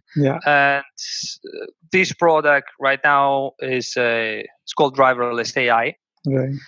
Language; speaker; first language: English; non-native, fluent; Greek